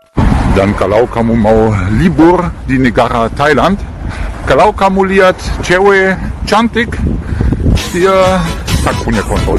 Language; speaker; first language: Indonesian; non-native, fluent; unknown